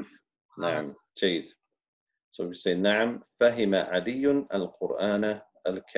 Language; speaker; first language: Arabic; non-native, fluent; English